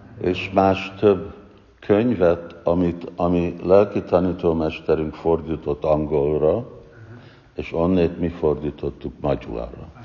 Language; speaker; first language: Hungarian; non-native, fluent; English